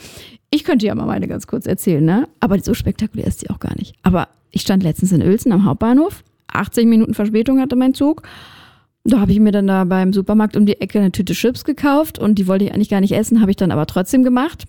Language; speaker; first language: German; native; German